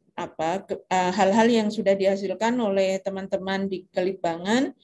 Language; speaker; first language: Indonesian; native; Indonesian